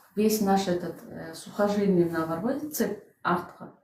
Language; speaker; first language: Russian; non-native, local second language; Kazakh